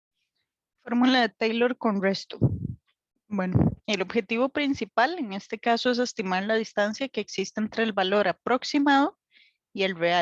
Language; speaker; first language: Spanish; native; Spanish